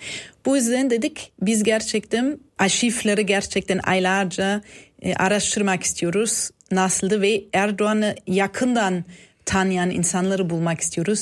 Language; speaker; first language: Turkish; non-native, fluent; German